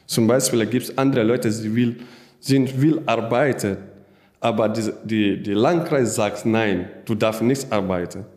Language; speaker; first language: German; non-native, learner; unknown